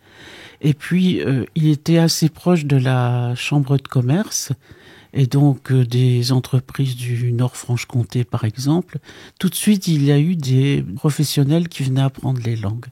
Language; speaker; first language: French; native; French